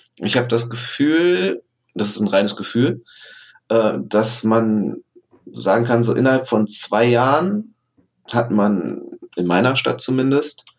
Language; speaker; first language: German; native; German